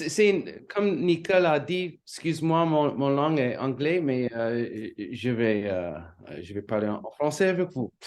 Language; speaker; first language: French; non-native, learner; English